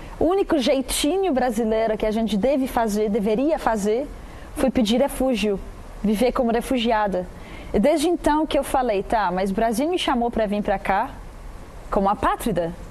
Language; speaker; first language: Portuguese; non-native, fluent; Arabic